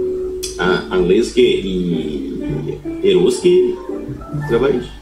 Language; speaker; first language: Russian; non-native, learner; Indonesian